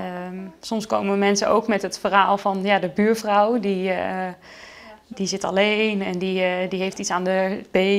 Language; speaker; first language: Dutch; native; Dutch